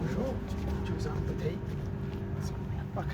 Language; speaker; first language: French; non-native, learner; Bangla